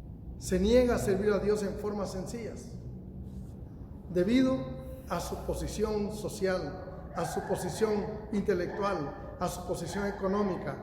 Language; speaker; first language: Spanish; native; Spanish